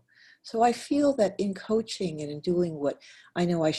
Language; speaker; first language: English; native; English